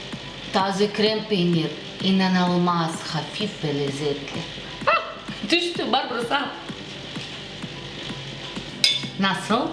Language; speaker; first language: Turkish; non-native, learner; Russian